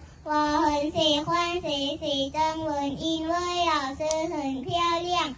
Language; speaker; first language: Chinese; non-native, learner; Thai